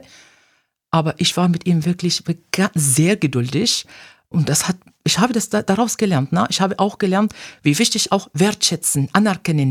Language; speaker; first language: German; non-native, fluent; Arabic